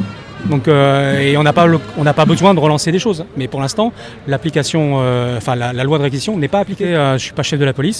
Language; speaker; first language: French; native; French